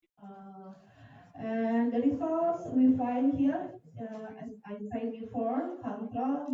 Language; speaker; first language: English; non-native, learner; Indonesian